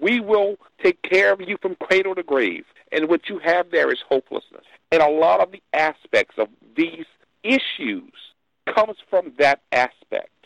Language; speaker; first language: English; native; English